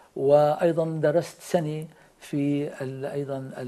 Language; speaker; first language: Arabic; native; Arabic